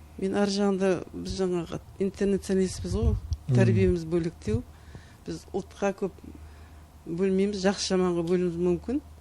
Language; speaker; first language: Kazakh; non-native, local second language; Uyghur